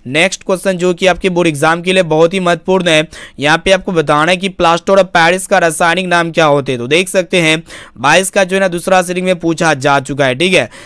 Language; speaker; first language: Hindi; native; Hindi